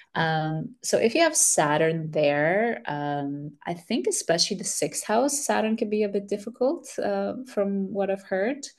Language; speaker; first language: English; early bilingual, other home language; Macedonian